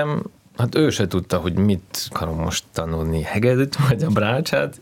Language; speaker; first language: Hungarian; non-native, fluent; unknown